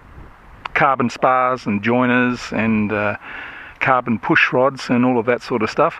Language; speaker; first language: English; native; English